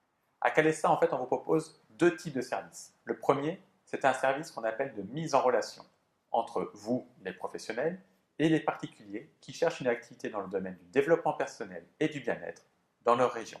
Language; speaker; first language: French; native; French